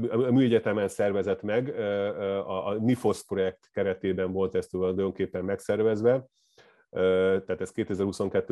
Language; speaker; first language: Hungarian; native; Hungarian